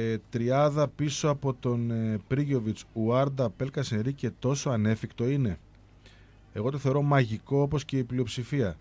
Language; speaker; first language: Greek; native; Greek